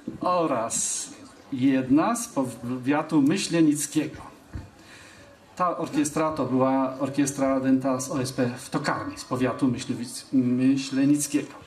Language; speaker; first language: Polish; native; Polish